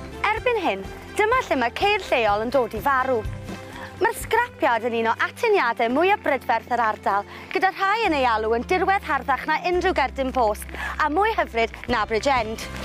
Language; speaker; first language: Welsh; native; Welsh